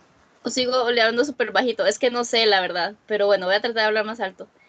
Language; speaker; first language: Spanish; native; Spanish